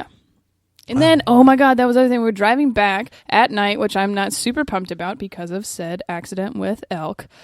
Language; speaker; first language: English; native; English